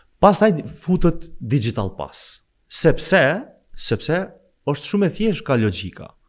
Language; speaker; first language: Albanian; native; Albanian